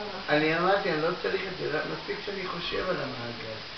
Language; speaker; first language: Hebrew; non-native, fluent; Russian